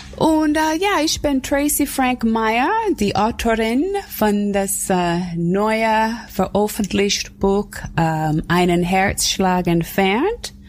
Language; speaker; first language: German; non-native, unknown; English